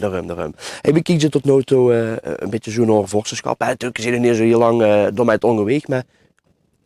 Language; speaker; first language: Dutch; native; Dutch